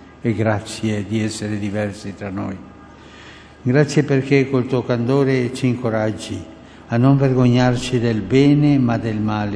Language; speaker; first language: Italian; early bilingual, heritage; Spanish